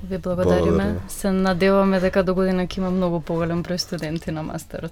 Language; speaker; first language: Macedonian; native; Macedonian